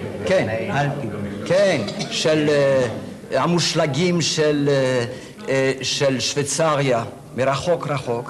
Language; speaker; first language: Hebrew; non-native, fluent; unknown